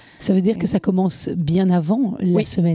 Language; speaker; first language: French; native; French